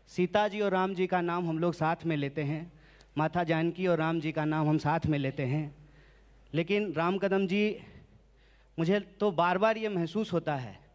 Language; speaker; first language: Hindi; native; Hindi